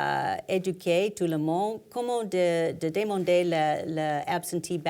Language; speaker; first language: French; non-native, learner; English